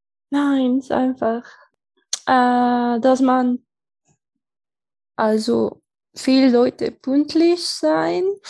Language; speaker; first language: German; non-native, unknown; Spanish